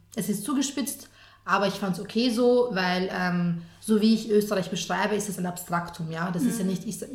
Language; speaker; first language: German; early bilingual, other home language; Serbian